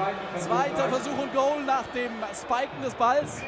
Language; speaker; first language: German; native; German